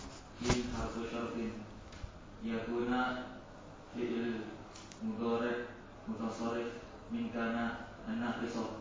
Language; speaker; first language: Arabic; non-native, learner; Indonesian